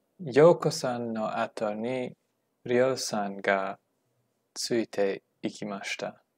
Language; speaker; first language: Japanese; non-native, learner; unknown